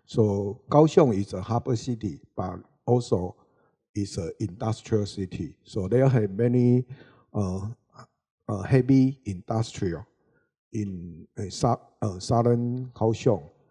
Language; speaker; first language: English; non-native, learner; Chinese